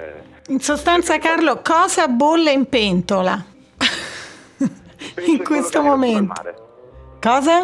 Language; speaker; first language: Italian; native; Italian